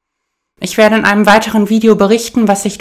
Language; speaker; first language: German; native; German